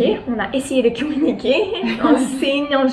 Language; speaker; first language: French; native; French